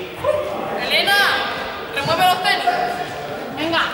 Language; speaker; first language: Spanish; native; Spanish